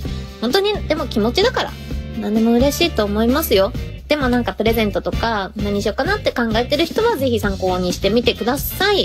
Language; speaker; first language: Japanese; native; Japanese